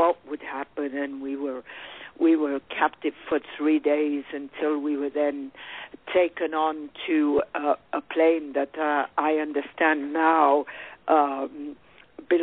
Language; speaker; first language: English; non-native, fluent; French